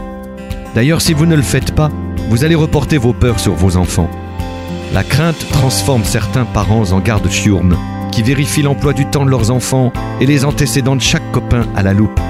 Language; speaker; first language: French; native; French